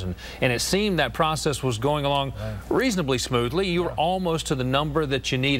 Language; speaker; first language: English; native; English